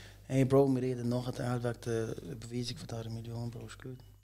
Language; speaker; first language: German; native; German